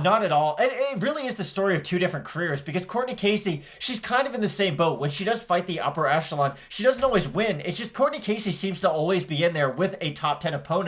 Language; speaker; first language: English; native; English